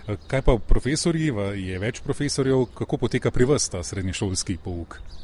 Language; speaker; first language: Slovenian; native; Slovenian